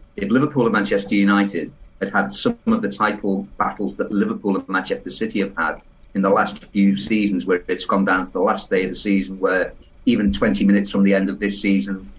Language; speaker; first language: English; native; English